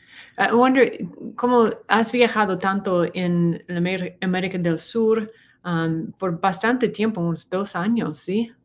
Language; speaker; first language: Spanish; non-native, learner; English